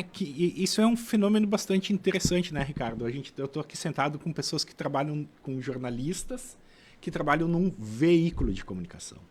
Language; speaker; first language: Portuguese; native; Portuguese